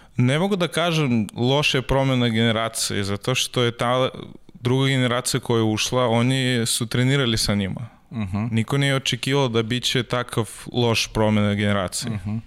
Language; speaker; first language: Serbian; non-native, learner; Russian